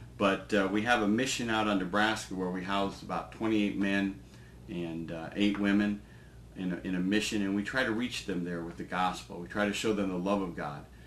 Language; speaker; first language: English; native; English